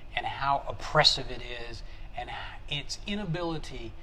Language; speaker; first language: English; early bilingual, other home language; Spanish